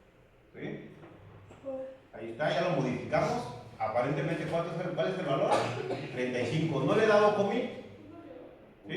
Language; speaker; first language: Spanish; native; Spanish